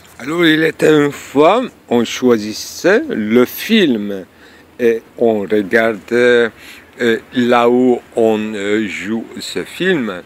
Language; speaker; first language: French; non-native, fluent; Turkish